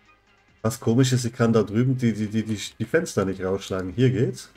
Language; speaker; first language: German; native; German